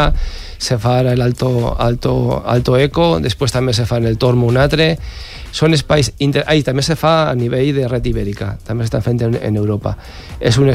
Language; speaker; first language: Catalan; native; Catalan